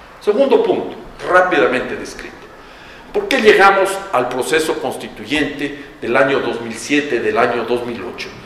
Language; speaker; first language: Spanish; native; Spanish